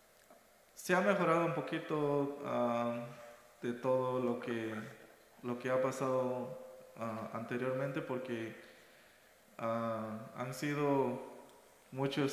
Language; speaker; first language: Spanish; non-native, local second language; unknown